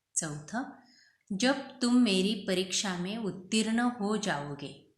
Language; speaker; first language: Hindi; non-native, local second language; Marathi